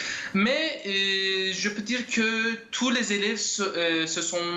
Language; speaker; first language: French; non-native, fluent; Turkish